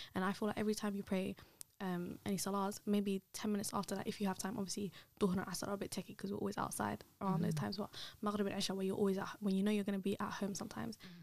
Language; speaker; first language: English; early bilingual, other home language; Somali